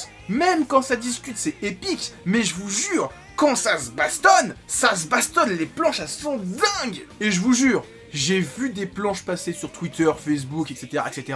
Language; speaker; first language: French; native; French